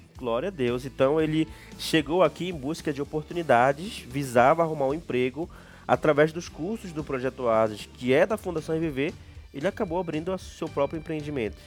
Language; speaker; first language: Portuguese; native; Portuguese